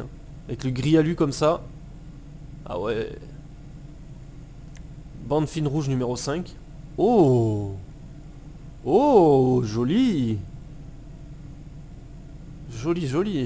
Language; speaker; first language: French; native; French